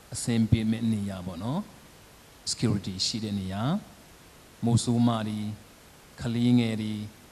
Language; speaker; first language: Burmese; non-native, local second language; Tedim Chin